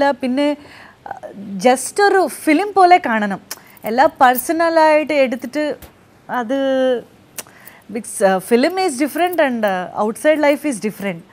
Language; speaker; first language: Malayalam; non-native, fluent; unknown